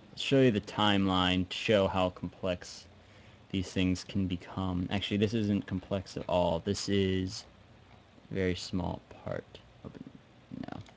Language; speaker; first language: English; native; English